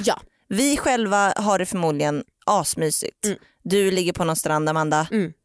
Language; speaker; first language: Swedish; native; Swedish